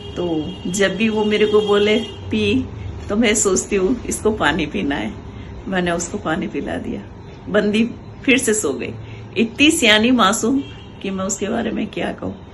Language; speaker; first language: Hindi; native; Hindi